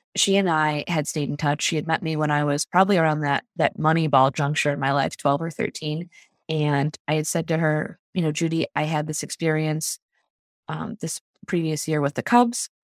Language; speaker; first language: English; native; English